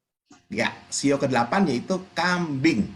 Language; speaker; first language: Indonesian; native; Indonesian